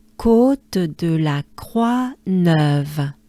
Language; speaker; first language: French; native; French